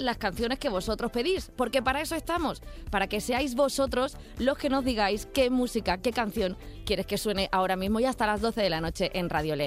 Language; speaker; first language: Spanish; native; Spanish